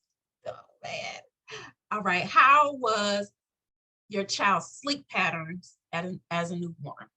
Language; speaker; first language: English; native; English